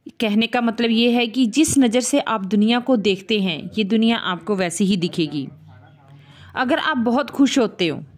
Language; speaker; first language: Hindi; non-native, local second language; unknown